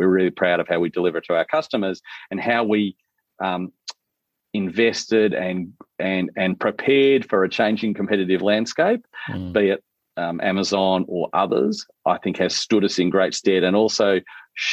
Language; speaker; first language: English; native; English